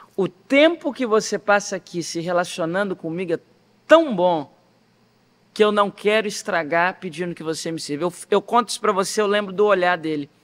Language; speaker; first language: Portuguese; native; Portuguese